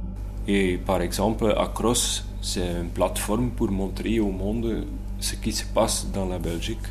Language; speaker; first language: French; non-native, local second language; Dutch